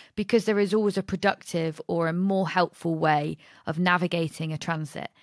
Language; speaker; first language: English; native; English